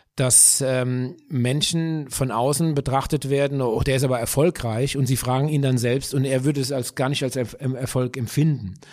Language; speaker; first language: German; native; German